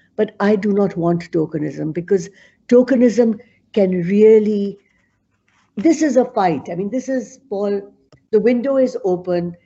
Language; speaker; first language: English; non-native, local second language; Punjabi